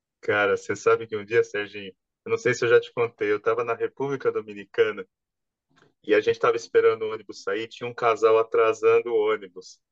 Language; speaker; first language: Portuguese; native; Portuguese